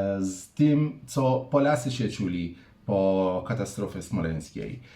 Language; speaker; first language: Polish; non-native, fluent; Persian